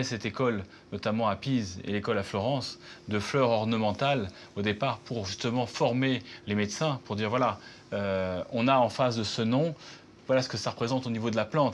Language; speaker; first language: French; native; French